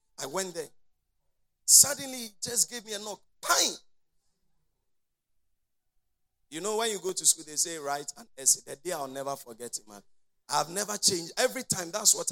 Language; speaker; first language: English; non-native, local second language; Akan